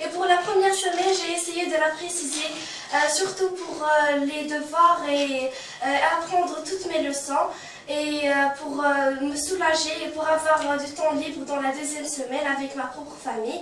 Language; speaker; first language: French; non-native, local second language; Arabic